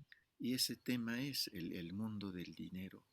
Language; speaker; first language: Spanish; non-native, fluent; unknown